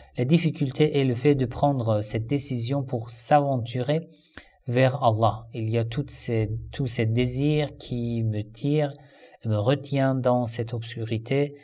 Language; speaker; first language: French; non-native, fluent; Persian